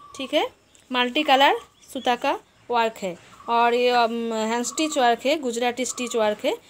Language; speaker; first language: Hindi; non-native, local second language; Bangla